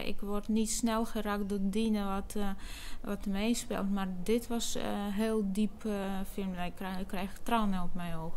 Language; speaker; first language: Dutch; non-native, fluent; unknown